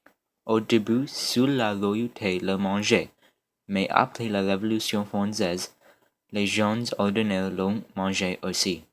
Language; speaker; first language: French; non-native, learner; English